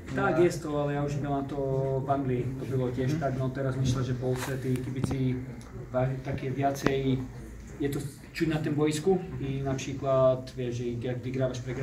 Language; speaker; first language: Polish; non-native, learner; Slovak